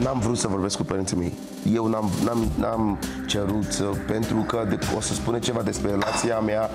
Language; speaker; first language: Romanian; non-native, learner; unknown